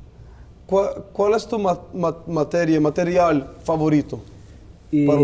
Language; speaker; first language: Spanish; non-native, fluent; Portuguese